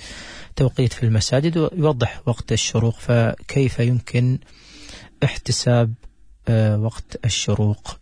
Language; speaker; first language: Arabic; native; Arabic